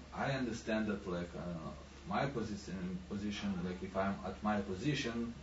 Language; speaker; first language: English; non-native, fluent; Lithuanian